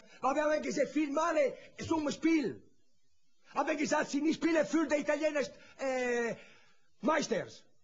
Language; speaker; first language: German; non-native, learner; Italian